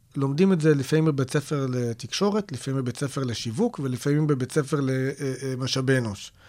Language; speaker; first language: Hebrew; native; Hebrew